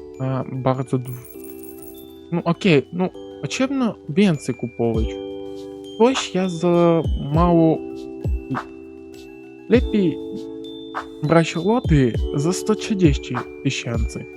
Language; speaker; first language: Polish; non-native, learner; Ukrainian